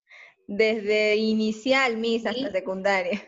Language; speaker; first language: Spanish; native; Spanish